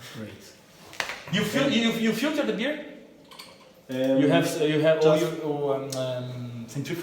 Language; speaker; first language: English; non-native, learner; Portuguese